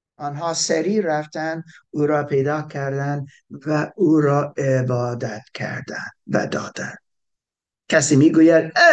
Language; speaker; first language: Persian; non-native, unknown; English